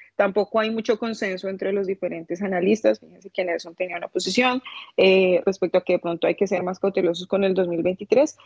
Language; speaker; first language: Spanish; native; Spanish